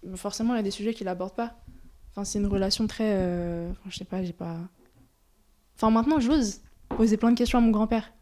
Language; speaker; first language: French; native; French